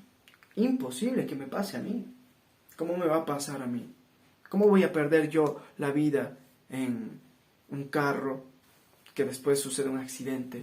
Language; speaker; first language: Spanish; native; Spanish